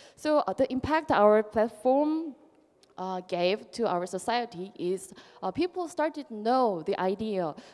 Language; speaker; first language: English; non-native, fluent; Korean